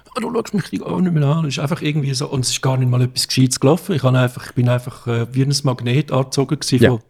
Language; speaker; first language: German; native; German